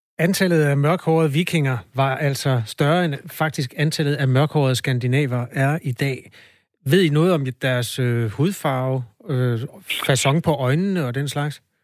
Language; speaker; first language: Danish; native; Danish